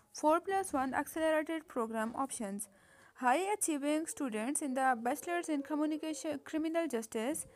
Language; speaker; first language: English; non-native, local second language; Urdu